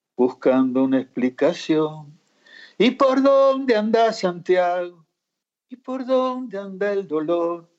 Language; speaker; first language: Spanish; native; Spanish